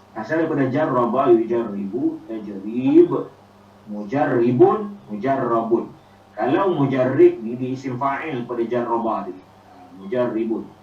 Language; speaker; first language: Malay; native; Malay